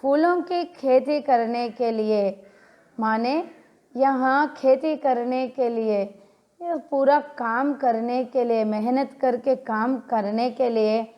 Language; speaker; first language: Hindi; non-native, local second language; Telugu